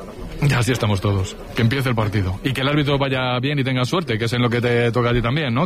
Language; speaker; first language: Spanish; native; Spanish